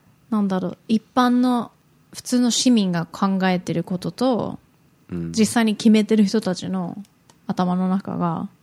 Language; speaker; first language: Japanese; native; Japanese